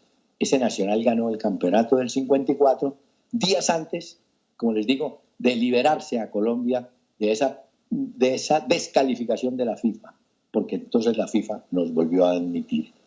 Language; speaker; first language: Spanish; native; Spanish